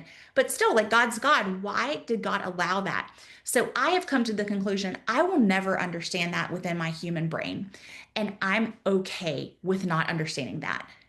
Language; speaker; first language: English; native; English